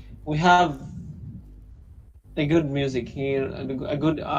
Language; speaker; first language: English; non-native, learner; Arabic